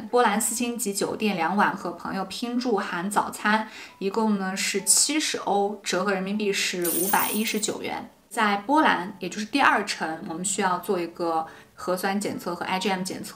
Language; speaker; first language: Chinese; native; Chinese